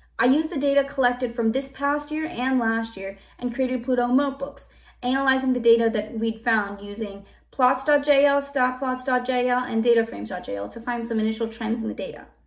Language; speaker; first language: English; native; English